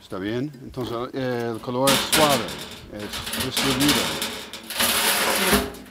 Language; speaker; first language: Spanish; non-native, learner; English